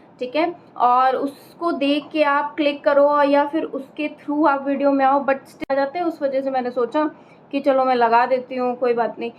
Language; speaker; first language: Hindi; native; Hindi